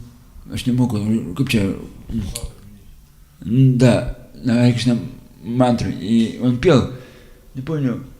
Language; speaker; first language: Russian; non-native, local second language; Lithuanian